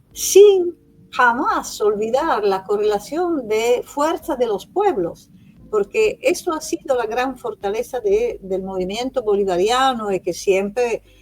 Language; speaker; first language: Spanish; non-native, fluent; Italian